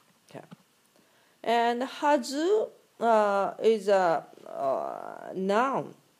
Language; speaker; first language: English; non-native, fluent; Japanese